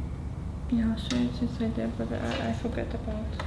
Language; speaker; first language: English; non-native, learner; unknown